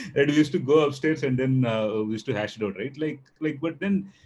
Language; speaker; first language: English; non-native, local second language; Telugu